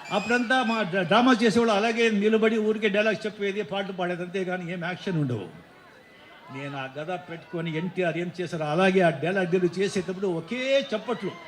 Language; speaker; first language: Telugu; non-native, fluent; Marathi